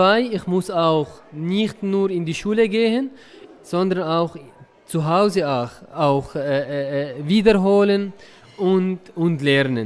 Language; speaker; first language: German; non-native, fluent; Arabic